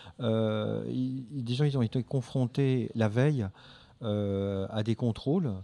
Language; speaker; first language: French; native; French